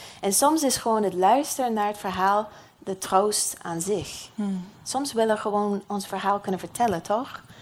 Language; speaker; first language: Dutch; non-native, fluent; English